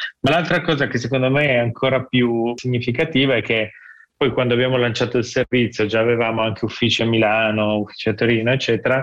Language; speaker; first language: Italian; native; Italian